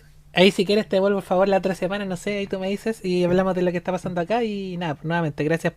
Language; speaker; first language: Spanish; native; Spanish